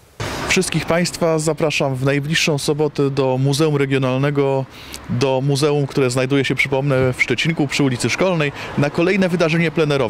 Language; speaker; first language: Polish; native; Polish